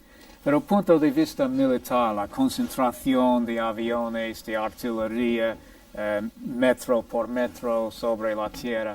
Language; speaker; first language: Spanish; non-native, fluent; English